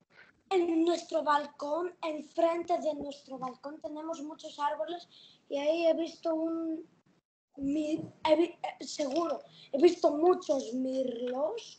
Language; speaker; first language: Spanish; early bilingual, heritage; Spanish